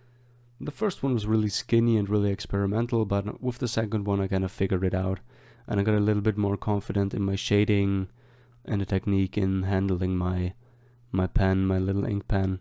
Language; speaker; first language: English; non-native, fluent; German